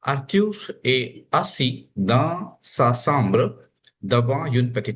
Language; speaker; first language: French; non-native, fluent; Hindi